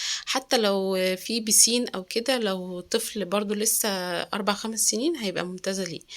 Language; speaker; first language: Arabic; native; Arabic